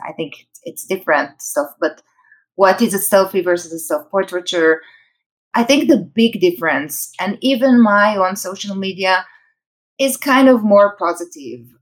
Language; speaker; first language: English; non-native, fluent; Hebrew